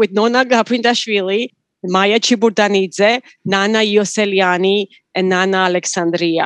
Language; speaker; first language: English; non-native, fluent; Georgian